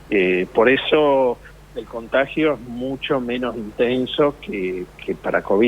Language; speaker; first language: Spanish; native; Spanish